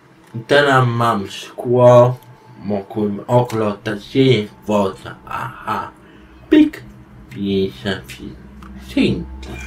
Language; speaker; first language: Polish; non-native, learner; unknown